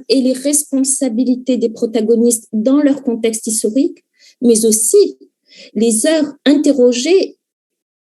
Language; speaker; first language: French; native; French